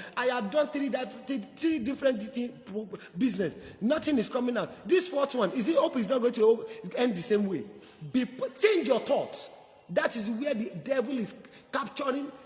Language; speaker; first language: English; non-native, local second language; Yoruba